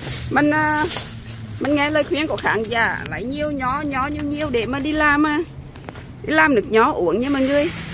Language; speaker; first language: Vietnamese; native; Vietnamese